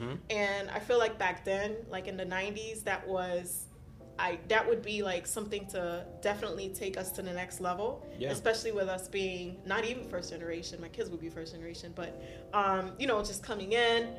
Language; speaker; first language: English; early bilingual, other home language; Haitian Creole